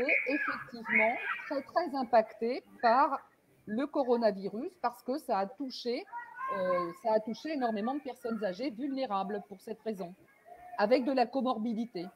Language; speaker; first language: French; native; French